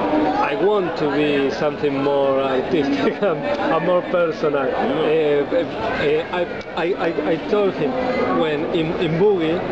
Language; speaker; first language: English; non-native, learner; Spanish